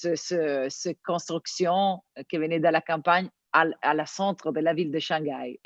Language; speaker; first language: French; non-native, learner; Italian